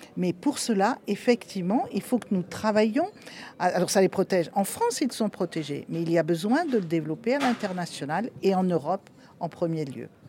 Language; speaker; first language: French; native; French